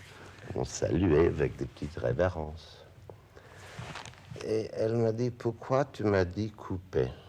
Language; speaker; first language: French; non-native, fluent; English